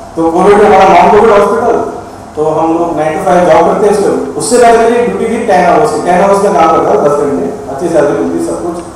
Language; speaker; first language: Hindi; native; Hindi